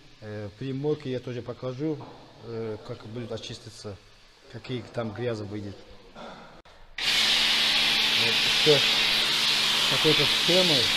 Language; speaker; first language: Russian; non-native, fluent; Azerbaijani